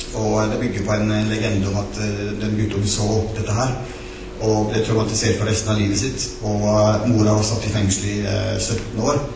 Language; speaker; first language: Norwegian; non-native, local second language; Northern Sami